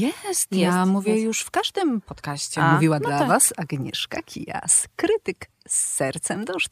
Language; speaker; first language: Polish; native; Polish